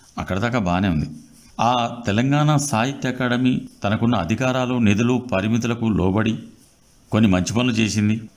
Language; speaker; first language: Telugu; native; Telugu